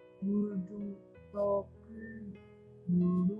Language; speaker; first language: Korean; non-native, learner; Chinese